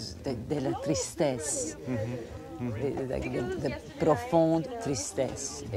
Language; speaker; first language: French; non-native, fluent; Croatian